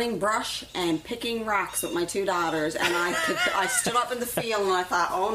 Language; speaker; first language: English; native; English